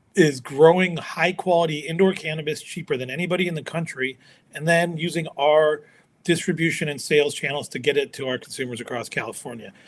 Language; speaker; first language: English; native; English